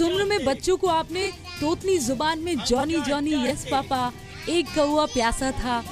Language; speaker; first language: Hindi; native; Hindi